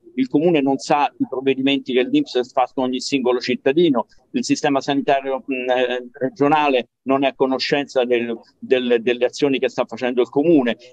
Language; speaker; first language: Italian; native; Italian